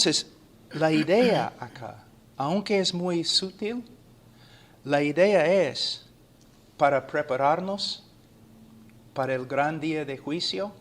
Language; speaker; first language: Spanish; non-native, fluent; English